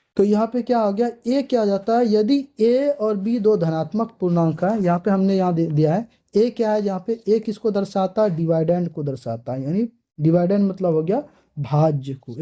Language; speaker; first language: Hindi; native; Hindi